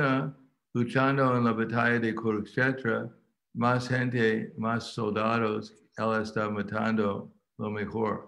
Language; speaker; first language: Spanish; non-native, fluent; English